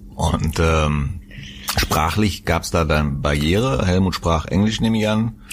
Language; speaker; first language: German; native; German